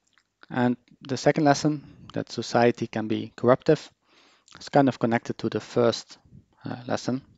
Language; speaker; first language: English; non-native, fluent; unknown